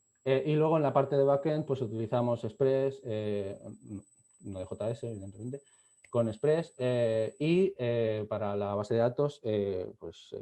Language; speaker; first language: Spanish; native; Spanish